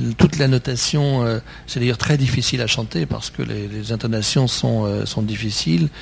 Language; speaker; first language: French; native; French